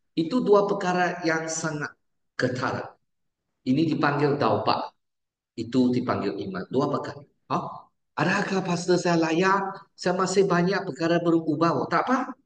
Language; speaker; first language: Malay; non-native, local second language; Chinese